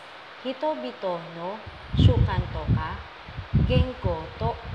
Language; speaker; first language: Japanese; non-native, learner; Filipino